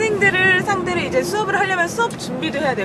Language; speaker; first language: Korean; native; Korean